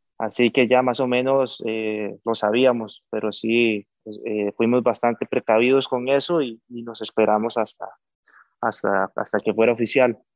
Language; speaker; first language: Spanish; native; Spanish